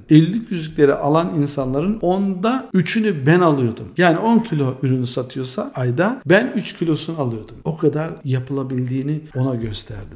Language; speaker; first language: Turkish; early bilingual, heritage; Turkish